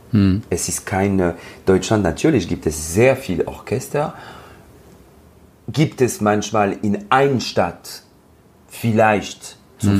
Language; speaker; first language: German; non-native, learner; French